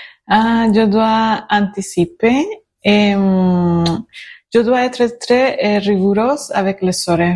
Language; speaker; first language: French; non-native, learner; Spanish